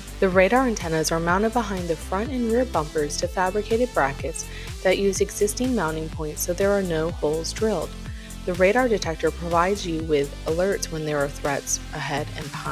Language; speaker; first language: English; native; English